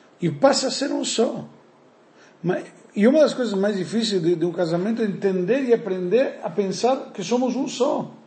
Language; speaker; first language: Portuguese; native; Portuguese